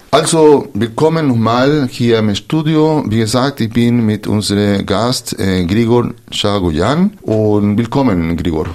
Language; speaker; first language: German; non-native, fluent; Spanish